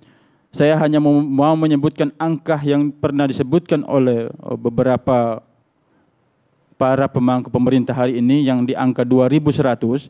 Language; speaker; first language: Indonesian; native; Indonesian